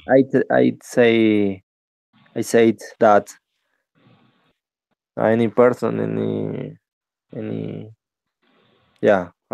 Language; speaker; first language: English; non-native, learner; Spanish